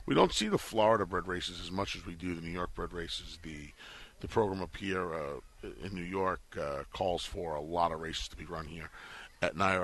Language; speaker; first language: English; native; English